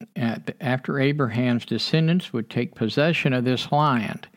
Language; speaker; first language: English; native; English